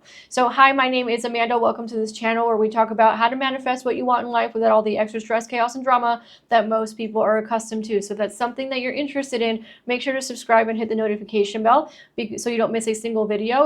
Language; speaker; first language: English; native; English